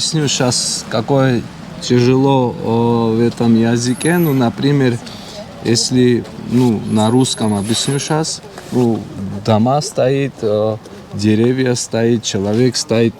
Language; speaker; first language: Russian; non-native, learner; Georgian